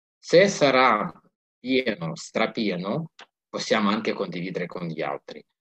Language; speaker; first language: Italian; non-native, fluent; Ukrainian